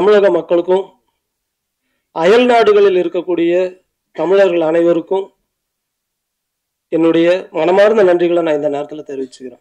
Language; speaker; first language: Tamil; native; Tamil